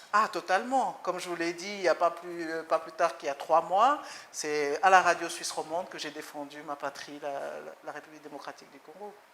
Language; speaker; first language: French; early bilingual, other home language; Lingala